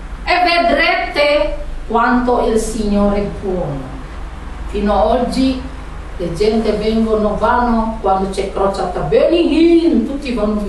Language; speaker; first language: Italian; non-native, learner; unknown